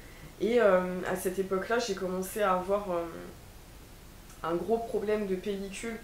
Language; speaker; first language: French; native; French